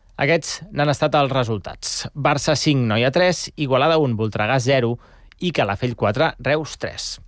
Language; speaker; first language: Catalan; native; Catalan